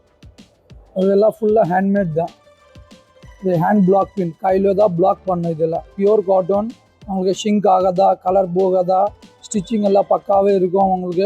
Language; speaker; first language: Tamil; non-native, fluent; Hindi